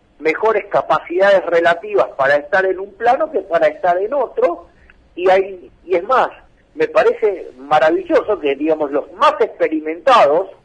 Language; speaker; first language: Spanish; native; Spanish